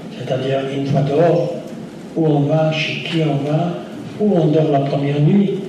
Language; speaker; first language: French; non-native, fluent; Yiddish